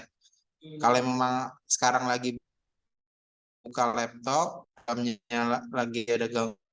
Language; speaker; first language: Indonesian; native; Indonesian